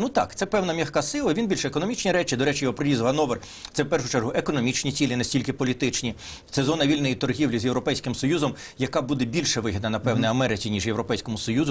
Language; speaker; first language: Ukrainian; native; Ukrainian